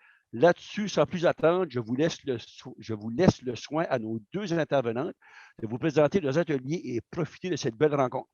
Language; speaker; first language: French; native; French